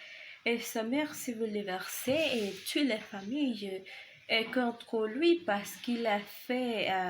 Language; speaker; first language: French; non-native, learner; Spanish